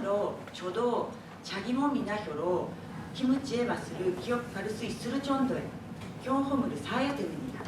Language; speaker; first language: Korean; non-native, fluent; Japanese